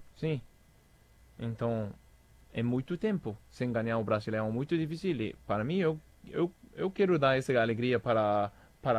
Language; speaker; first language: Portuguese; non-native, fluent; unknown